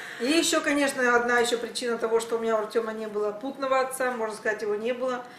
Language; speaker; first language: Russian; native; Russian